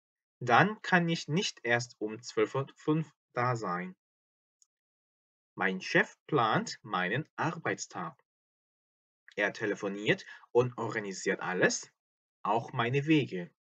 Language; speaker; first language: German; non-native, fluent; Korean